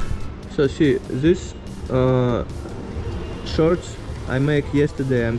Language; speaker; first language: English; non-native, learner; Russian